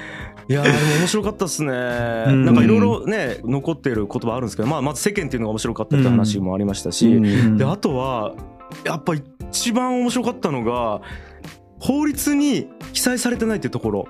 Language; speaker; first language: Japanese; native; Japanese